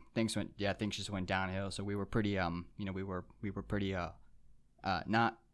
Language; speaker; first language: English; early bilingual, other home language; Japanese